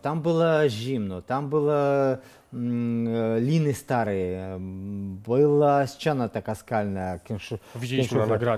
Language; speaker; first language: Polish; non-native, learner; Russian